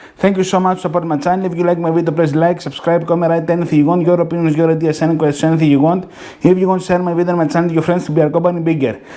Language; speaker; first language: English; non-native, learner; Greek